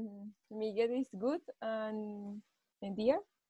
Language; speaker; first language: German; non-native, learner; Spanish